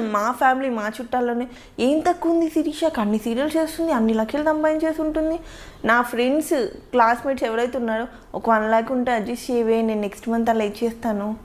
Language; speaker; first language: Telugu; native; Telugu